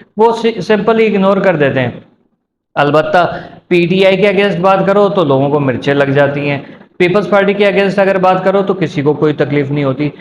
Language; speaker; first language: Urdu; native; Urdu